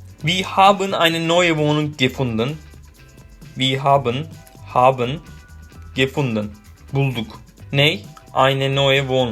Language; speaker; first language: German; non-native, fluent; Turkish